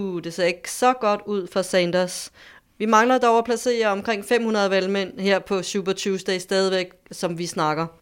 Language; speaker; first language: Danish; native; Danish